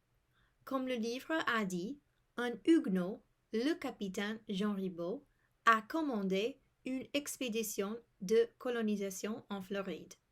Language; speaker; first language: French; non-native, fluent; English